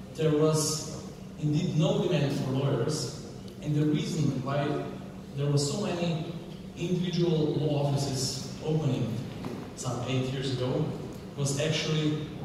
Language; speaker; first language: English; non-native, fluent; Slovenian